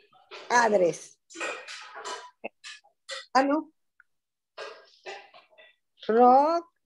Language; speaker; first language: English; non-native, learner; Spanish